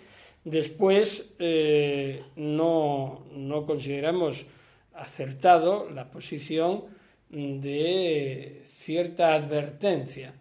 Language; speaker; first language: Spanish; native; Spanish